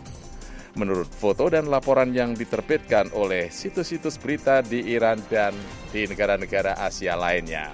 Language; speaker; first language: Indonesian; native; Indonesian